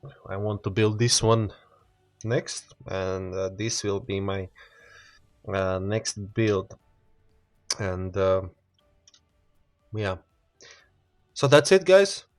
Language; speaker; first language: English; non-native, learner; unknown